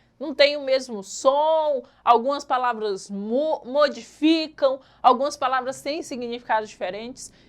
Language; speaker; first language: Portuguese; native; Portuguese